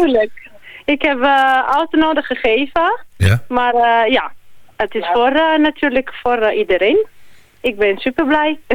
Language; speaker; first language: Dutch; non-native, learner; Italian